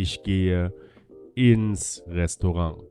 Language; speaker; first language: German; non-native, fluent; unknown